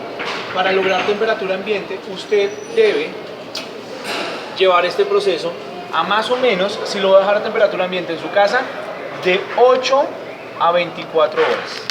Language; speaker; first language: Spanish; native; Spanish